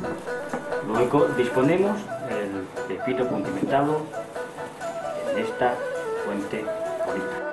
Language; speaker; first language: Spanish; non-native, fluent; Chinese